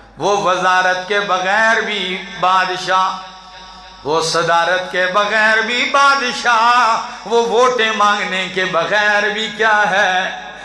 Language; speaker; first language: Urdu; non-native, local second language; Pashto